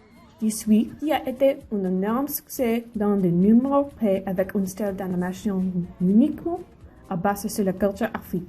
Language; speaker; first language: French; non-native, learner; English